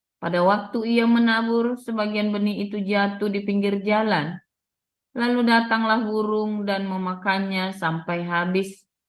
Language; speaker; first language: Indonesian; native; Indonesian